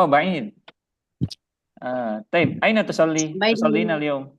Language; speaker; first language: Arabic; non-native, fluent; Indonesian